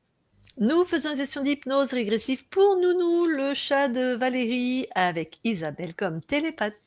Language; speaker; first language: French; native; French